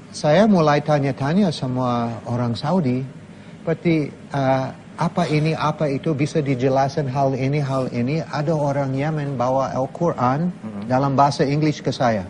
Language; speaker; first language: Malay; non-native, fluent; English